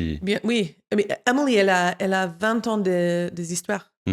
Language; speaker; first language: French; non-native, fluent; English